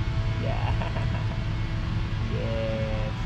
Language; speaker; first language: English; non-native, learner; Vietnamese